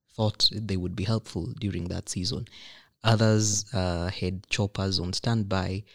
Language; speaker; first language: English; non-native, local second language; Kikuyu